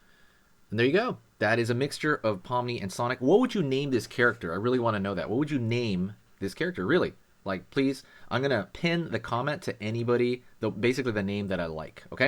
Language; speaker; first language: English; native; English